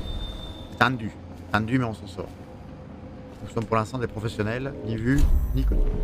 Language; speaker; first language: French; native; French